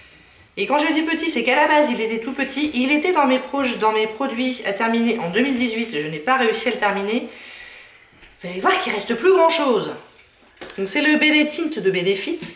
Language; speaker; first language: French; native; French